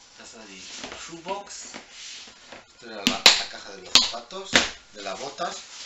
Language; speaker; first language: Spanish; early bilingual, heritage; Spanish